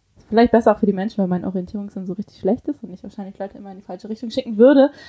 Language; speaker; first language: German; early bilingual, other home language; Chinese